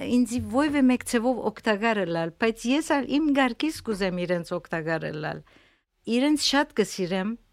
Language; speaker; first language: Armenian; early bilingual, heritage; Armenian